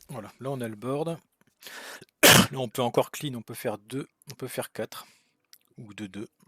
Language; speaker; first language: French; native; French